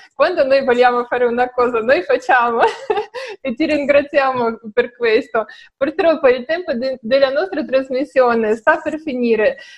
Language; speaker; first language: Italian; non-native, fluent; Russian